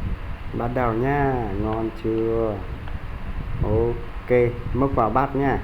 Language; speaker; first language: Vietnamese; non-native, local second language; Hmong